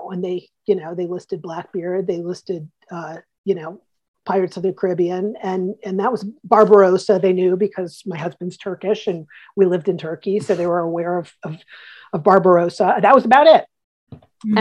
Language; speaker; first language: English; native; English